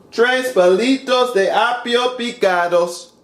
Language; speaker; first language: Spanish; non-native, learner; English